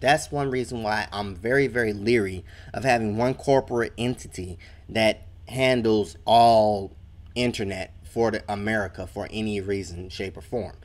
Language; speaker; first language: English; native; English